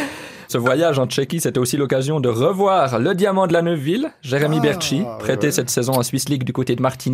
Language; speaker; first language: French; native; French